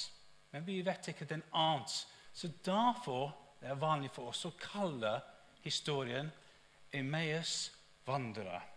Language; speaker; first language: Norwegian; non-native, fluent; English